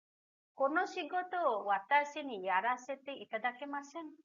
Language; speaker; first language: Japanese; non-native, fluent; Hindi